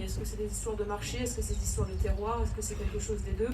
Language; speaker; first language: French; native; French